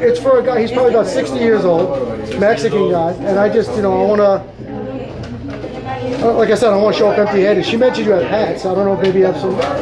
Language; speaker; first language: English; native; English